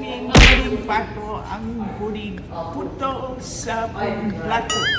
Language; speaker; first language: Filipino; non-native, learner; English